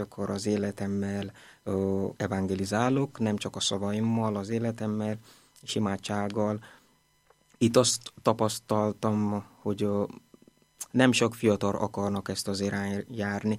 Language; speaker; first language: Hungarian; non-native, fluent; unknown